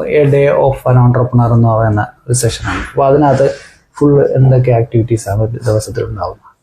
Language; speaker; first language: Malayalam; native; Malayalam